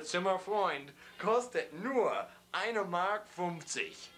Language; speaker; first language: German; non-native, learner; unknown